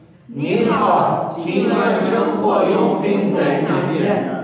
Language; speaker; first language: Chinese; non-native, learner; Uyghur